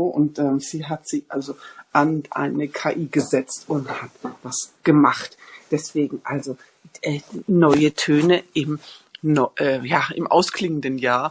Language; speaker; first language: German; native; German